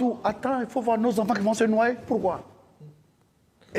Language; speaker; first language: French; non-native, local second language; Dyula